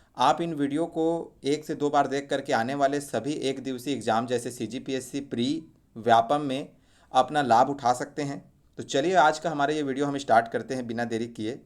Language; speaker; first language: Hindi; native; Hindi